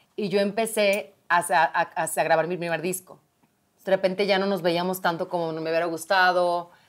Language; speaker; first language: Spanish; native; Spanish